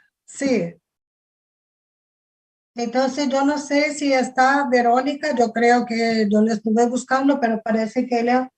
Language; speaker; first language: Spanish; non-native, fluent; Portuguese